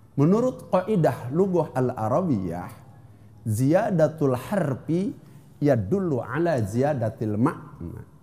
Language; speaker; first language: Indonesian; non-native, local second language; Sundanese